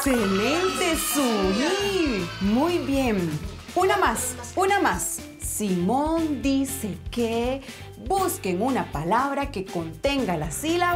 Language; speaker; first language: Spanish; native; Spanish